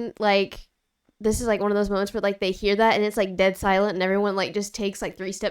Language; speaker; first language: English; native; English